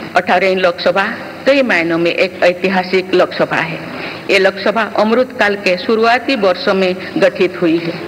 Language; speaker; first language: Hindi; non-native, local second language; Santali